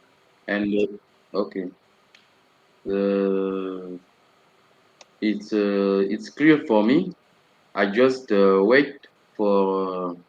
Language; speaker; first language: English; non-native, learner; French